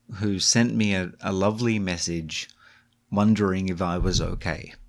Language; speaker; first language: English; native; English